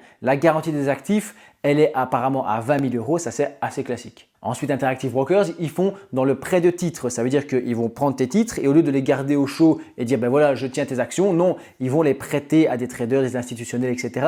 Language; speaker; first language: French; native; French